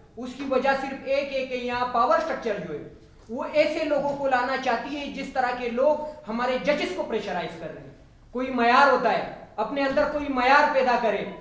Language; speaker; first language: Urdu; non-native, local second language; Pashto